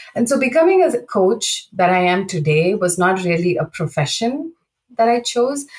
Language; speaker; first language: English; non-native, local second language; Telugu